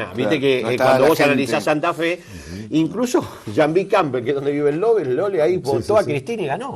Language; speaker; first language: Spanish; native; Spanish